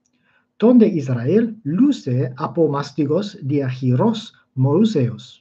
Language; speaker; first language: Greek; non-native, fluent; English